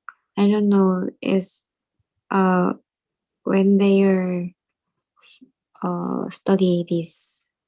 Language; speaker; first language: English; non-native, learner; Korean